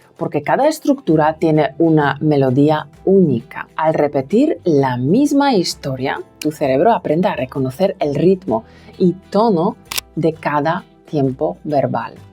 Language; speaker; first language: Spanish; non-native, fluent; Polish